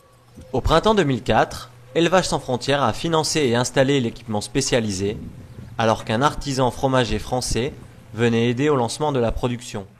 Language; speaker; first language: French; native; French